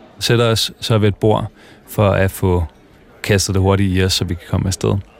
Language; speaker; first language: Danish; native; Danish